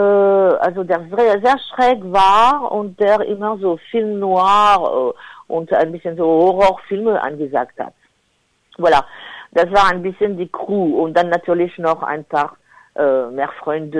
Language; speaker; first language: German; non-native, fluent; French